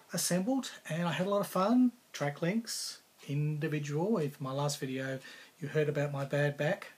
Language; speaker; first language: English; native; English